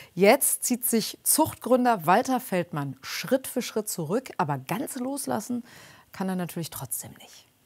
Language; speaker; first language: German; native; German